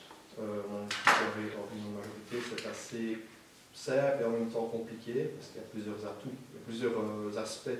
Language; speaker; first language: French; native; French